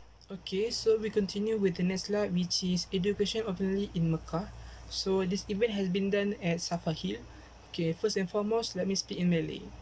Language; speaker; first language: English; non-native, local second language; Malay